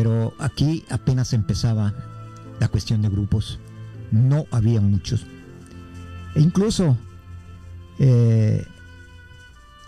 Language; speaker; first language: Spanish; native; Spanish